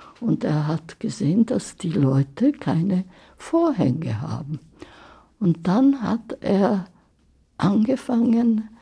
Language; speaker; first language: German; early bilingual, heritage; German